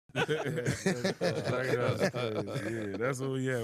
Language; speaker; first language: English; native; English